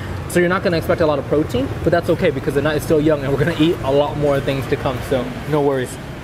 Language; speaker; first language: English; early bilingual, other home language; Vietnamese